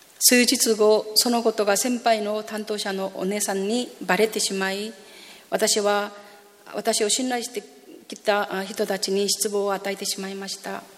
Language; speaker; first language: Japanese; non-native, fluent; Korean